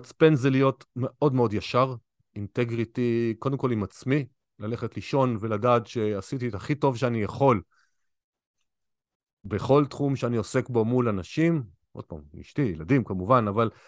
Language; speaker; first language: Hebrew; native; Hebrew